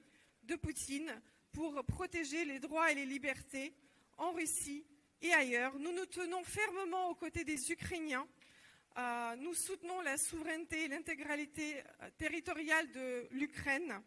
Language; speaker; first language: French; non-native, fluent; Russian